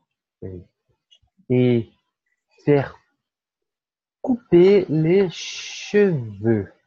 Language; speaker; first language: French; non-native, fluent; Portuguese